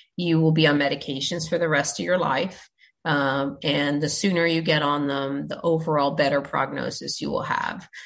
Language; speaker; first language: English; native; English